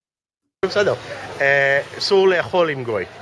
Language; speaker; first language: Hebrew; non-native, fluent; English